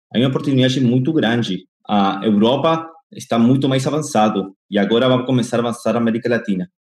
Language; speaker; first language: Portuguese; non-native, fluent; Spanish